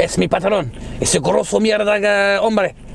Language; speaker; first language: Spanish; non-native, learner; French